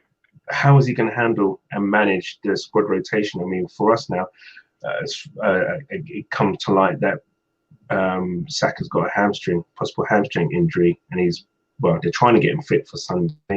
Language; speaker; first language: English; native; English